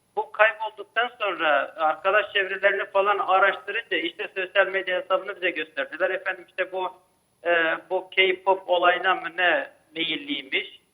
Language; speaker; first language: Turkish; native; Turkish